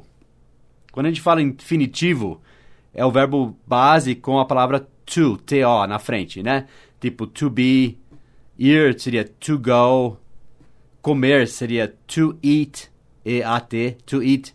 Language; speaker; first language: Portuguese; non-native, fluent; English